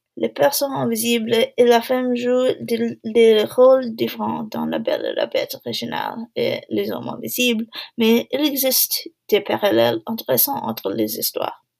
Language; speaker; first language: French; non-native, learner; English